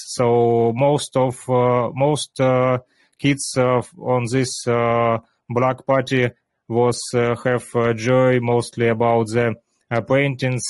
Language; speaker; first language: English; non-native, learner; Ukrainian